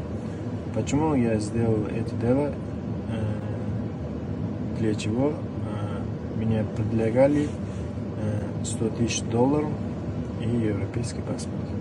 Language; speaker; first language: Russian; non-native, learner; Uzbek